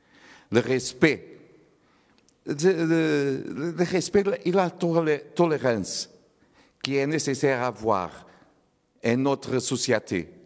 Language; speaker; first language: French; non-native, learner; Portuguese